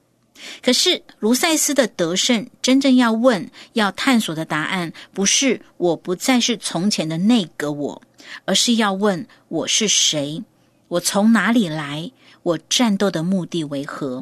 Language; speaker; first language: Chinese; native; Chinese